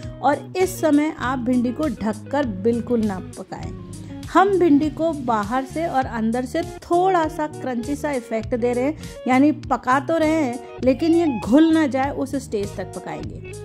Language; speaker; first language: Hindi; native; Hindi